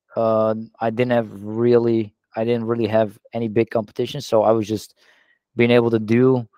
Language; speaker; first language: English; non-native, fluent; Dutch